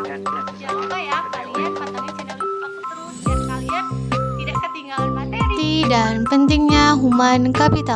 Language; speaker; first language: Indonesian; native; Indonesian